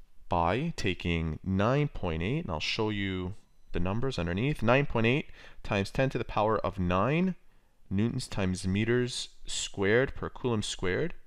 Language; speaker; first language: English; native; English